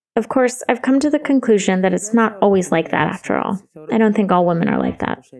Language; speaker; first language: English; non-native, fluent; Greek